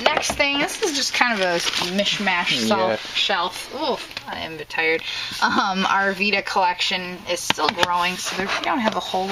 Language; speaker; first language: English; native; English